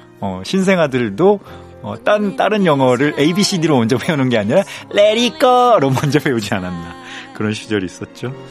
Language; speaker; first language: Korean; native; Korean